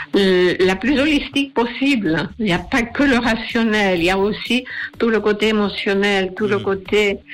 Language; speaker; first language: French; non-native, fluent; Spanish